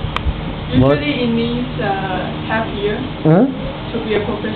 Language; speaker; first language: English; non-native, fluent; Chinese